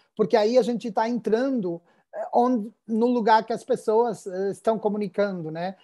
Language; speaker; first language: Portuguese; native; Portuguese